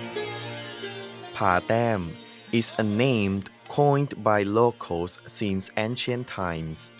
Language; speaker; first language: English; non-native, fluent; Thai